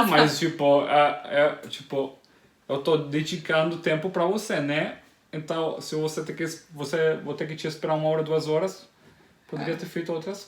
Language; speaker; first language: Portuguese; non-native, fluent; Italian